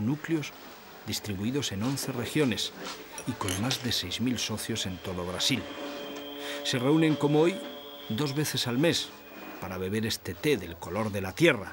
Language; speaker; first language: Spanish; native; Spanish